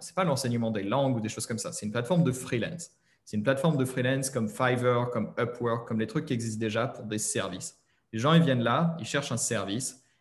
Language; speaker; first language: French; native; French